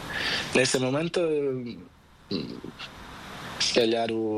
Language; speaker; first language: Spanish; non-native, learner; Portuguese